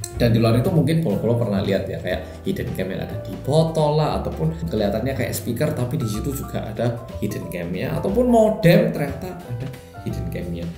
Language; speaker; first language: Indonesian; non-native, fluent; Korean